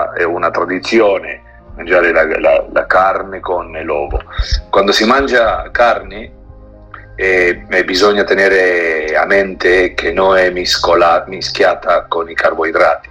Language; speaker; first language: Italian; non-native, learner; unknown